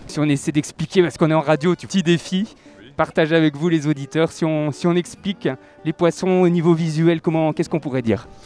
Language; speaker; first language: French; native; French